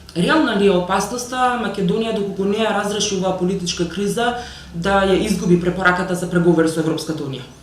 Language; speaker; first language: Macedonian; native; Macedonian